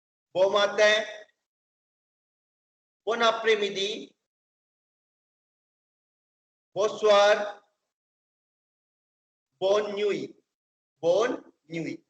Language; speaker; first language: French; non-native, fluent; Hindi